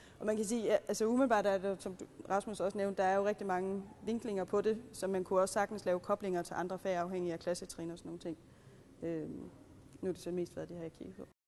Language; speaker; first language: Danish; native; Danish